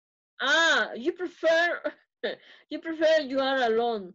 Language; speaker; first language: English; non-native, fluent; Spanish